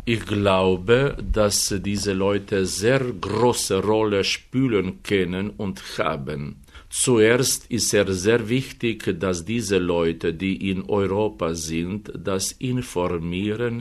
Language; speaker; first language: German; non-native, fluent; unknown